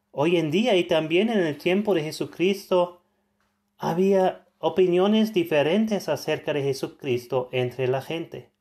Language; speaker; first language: Spanish; non-native, fluent; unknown